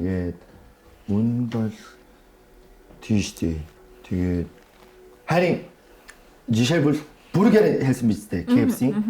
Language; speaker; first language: Mongolian; non-native, fluent; Korean